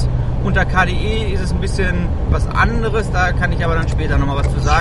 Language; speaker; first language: German; native; German